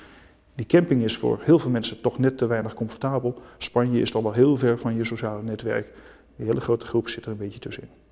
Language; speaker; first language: Dutch; native; Dutch